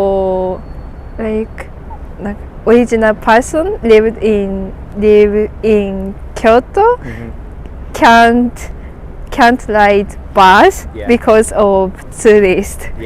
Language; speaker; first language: English; non-native, learner; Japanese